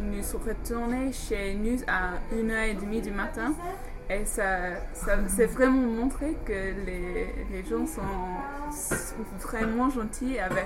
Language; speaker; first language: French; non-native, fluent; English